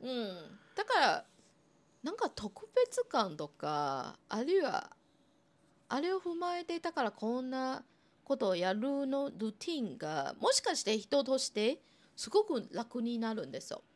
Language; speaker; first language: Japanese; non-native, fluent; Chinese